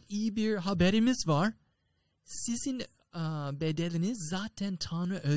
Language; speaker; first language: Turkish; non-native, fluent; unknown